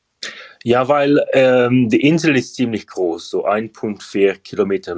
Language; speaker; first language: German; non-native, learner; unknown